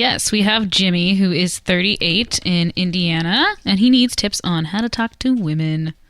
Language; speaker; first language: English; native; English